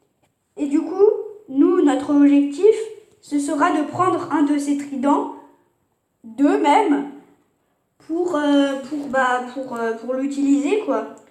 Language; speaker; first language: French; native; French